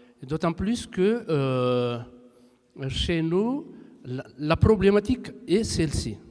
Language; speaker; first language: French; non-native, local second language; Malagasy